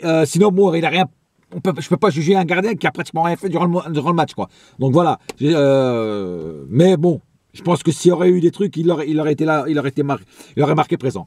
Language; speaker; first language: French; native; French